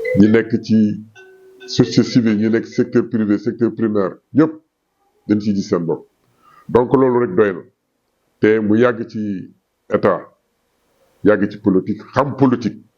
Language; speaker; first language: Wolof; non-native, local second language; Fula